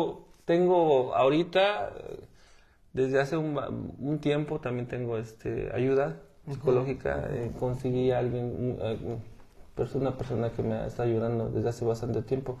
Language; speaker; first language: Spanish; native; Spanish